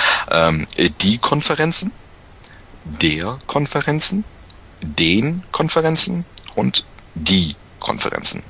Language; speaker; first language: German; native; German